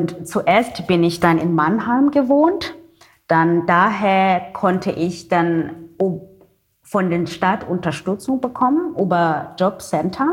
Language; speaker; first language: German; non-native, learner; Xhosa